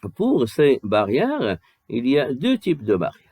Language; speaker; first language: French; non-native, local second language; Arabic